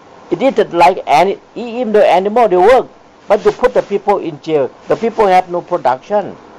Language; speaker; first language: English; non-native, fluent; Thai